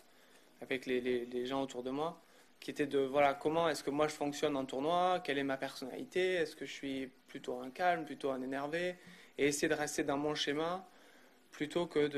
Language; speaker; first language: French; native; French